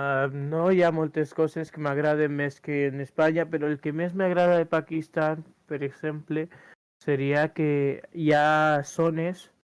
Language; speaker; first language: Catalan; early bilingual, other home language; Urdu